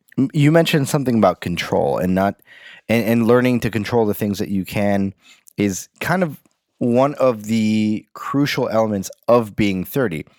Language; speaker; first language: English; native; English